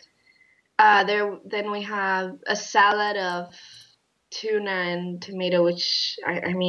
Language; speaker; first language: English; non-native, fluent; Spanish